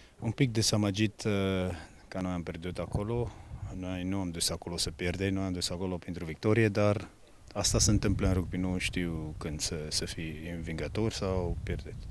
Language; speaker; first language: Romanian; non-native, learner; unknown